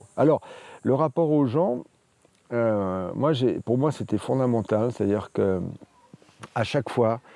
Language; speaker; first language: French; native; French